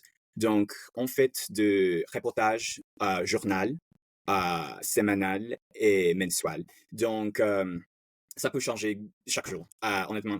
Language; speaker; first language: French; non-native, learner; English